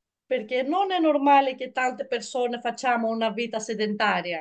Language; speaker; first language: Italian; non-native, learner; Greek